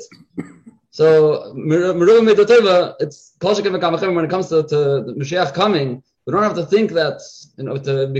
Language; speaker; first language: English; native; English